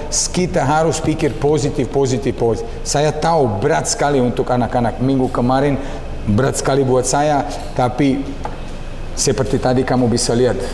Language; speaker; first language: Indonesian; non-native, learner; Serbian